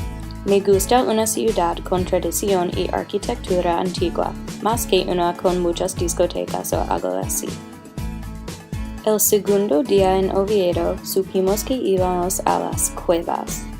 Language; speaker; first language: Spanish; non-native, learner; English